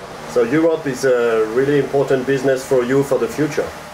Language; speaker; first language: English; non-native, fluent; French